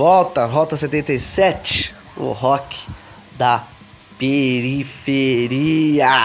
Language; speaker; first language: Portuguese; native; Portuguese